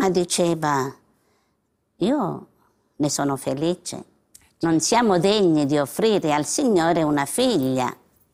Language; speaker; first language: Italian; native; Italian